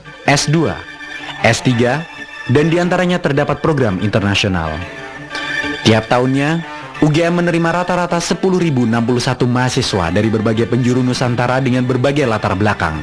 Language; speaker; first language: Indonesian; native; Indonesian